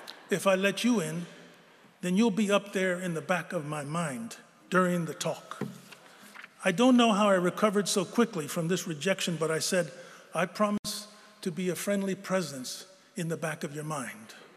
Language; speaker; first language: English; native; English